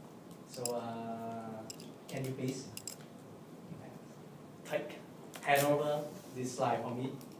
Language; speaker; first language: English; non-native, learner; Vietnamese